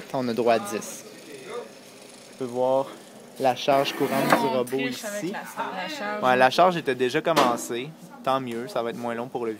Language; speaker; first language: French; native; French